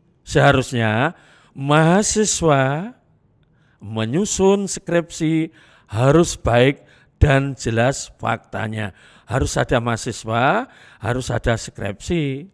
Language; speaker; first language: Indonesian; non-native, local second language; Javanese